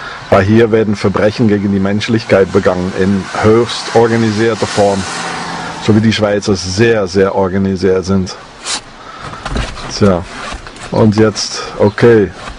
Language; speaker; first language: German; non-native, fluent; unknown